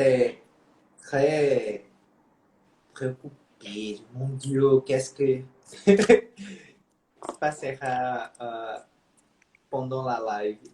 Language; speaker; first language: French; non-native, learner; Portuguese